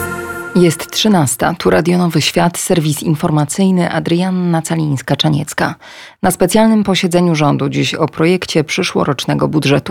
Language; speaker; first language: Polish; native; Polish